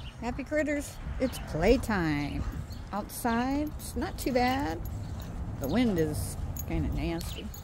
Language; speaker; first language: English; native; English